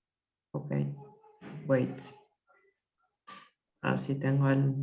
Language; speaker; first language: Spanish; native; Spanish